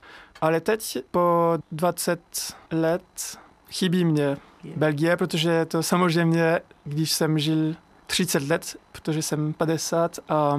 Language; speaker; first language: Czech; non-native, fluent; French